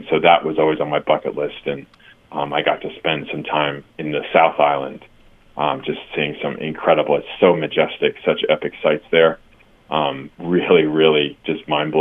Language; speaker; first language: English; native; English